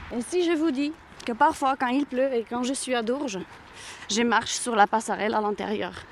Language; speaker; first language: French; non-native, fluent; Romanian